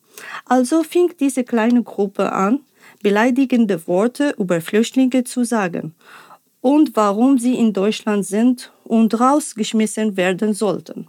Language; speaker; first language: German; non-native, fluent; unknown